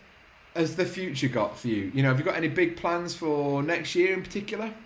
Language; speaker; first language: English; native; English